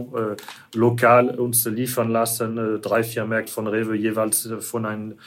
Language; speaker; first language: German; non-native, fluent; French